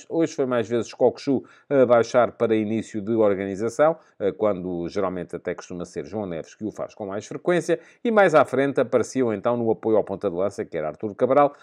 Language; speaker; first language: Portuguese; native; Portuguese